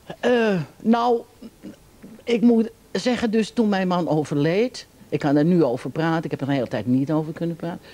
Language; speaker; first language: Dutch; native; Dutch